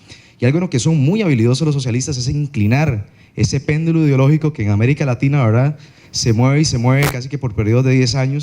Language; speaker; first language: Spanish; native; Spanish